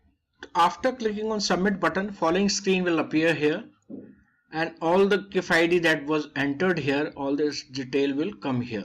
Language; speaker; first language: English; non-native, local second language; Hindi